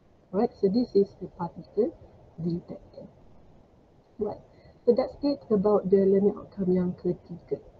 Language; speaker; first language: English; non-native, local second language; Malay